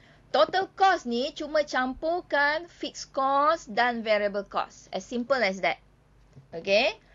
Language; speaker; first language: English; non-native, local second language; Malay